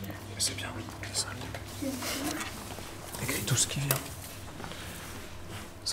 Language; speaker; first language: French; native; French